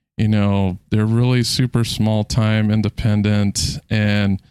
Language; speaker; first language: English; native; English